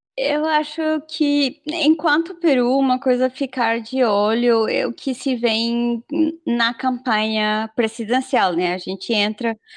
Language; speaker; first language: Portuguese; non-native, fluent; Spanish